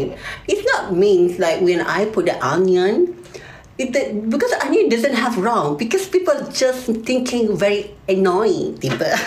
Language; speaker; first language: English; non-native, learner; Malay